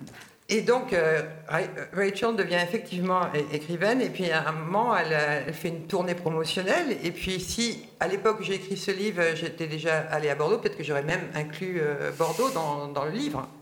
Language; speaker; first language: French; native; French